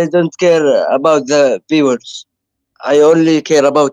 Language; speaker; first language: English; non-native, fluent; Arabic